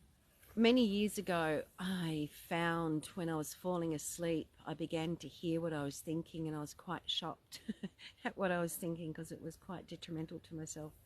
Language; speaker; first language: English; native; English